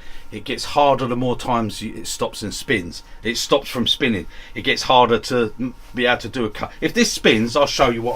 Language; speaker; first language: English; native; English